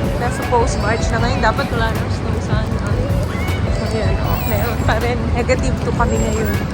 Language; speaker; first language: Filipino; non-native, local second language; Cebuano